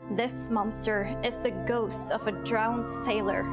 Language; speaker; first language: English; non-native, fluent; Norwegian